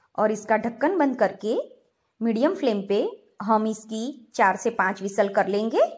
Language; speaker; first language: Hindi; non-native, local second language; Gujarati